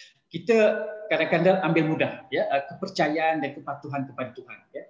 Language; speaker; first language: Malay; native; Malay